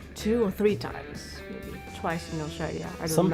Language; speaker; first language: English; non-native, learner; Japanese